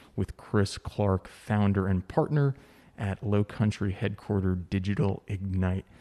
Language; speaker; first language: English; native; English